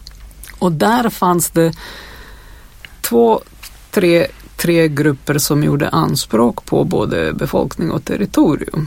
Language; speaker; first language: Swedish; non-native, fluent; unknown